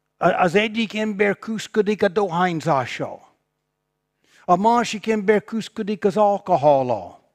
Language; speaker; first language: Hungarian; non-native, fluent; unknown